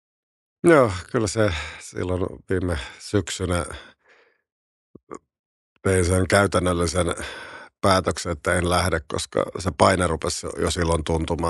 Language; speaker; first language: Finnish; native; Finnish